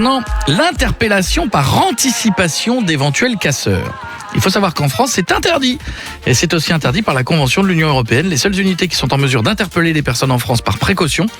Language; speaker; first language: French; native; French